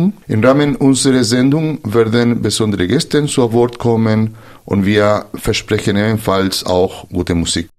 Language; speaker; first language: German; non-native, fluent; Spanish